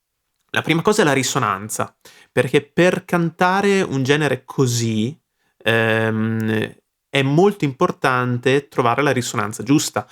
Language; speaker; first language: Italian; native; Italian